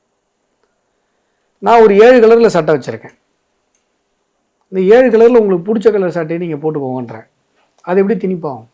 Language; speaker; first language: Tamil; native; Tamil